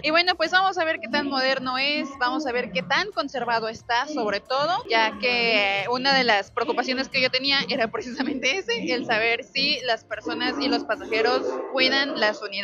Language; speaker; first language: Spanish; native; Spanish